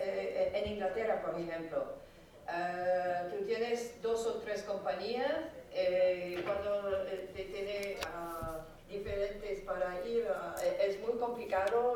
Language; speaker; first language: Spanish; non-native, fluent; French